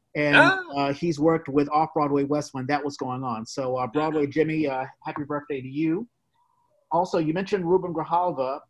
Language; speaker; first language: English; native; English